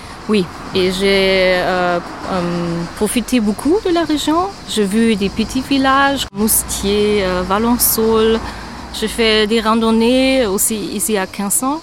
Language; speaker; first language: French; non-native, fluent; German